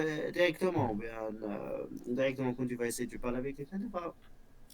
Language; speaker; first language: French; non-native, local second language; Berber languages